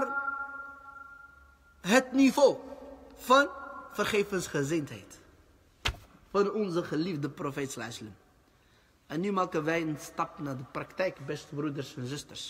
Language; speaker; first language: Dutch; early bilingual, other home language; Arabic